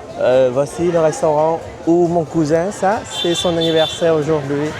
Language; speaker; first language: French; non-native, fluent; Vietnamese